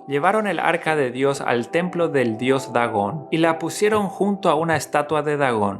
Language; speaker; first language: Spanish; native; Spanish